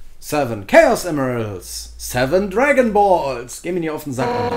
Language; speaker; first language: German; native; German